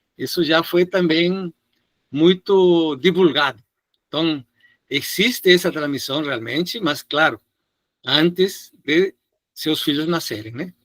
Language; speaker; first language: Portuguese; non-native, fluent; Spanish